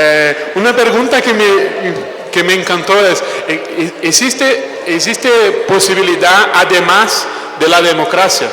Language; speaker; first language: Spanish; non-native, fluent; Portuguese